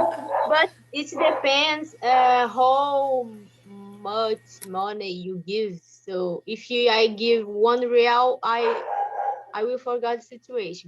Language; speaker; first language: English; non-native, learner; Portuguese